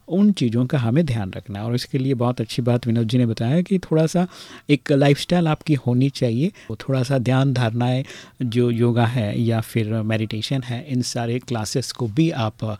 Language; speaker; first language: Hindi; native; Hindi